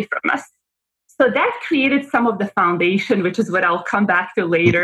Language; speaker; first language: English; non-native, fluent; Bosnian